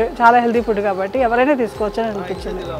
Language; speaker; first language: Telugu; native; Telugu